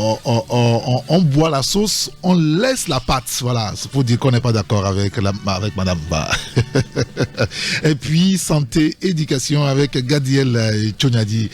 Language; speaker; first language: French; native; French